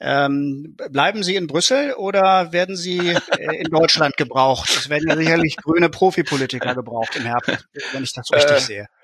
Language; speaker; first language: German; native; German